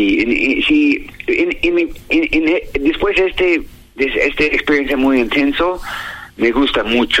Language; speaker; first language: Spanish; non-native, learner; English